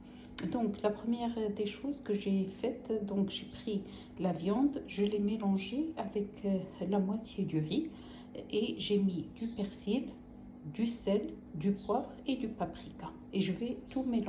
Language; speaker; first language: French; non-native, local second language; Arabic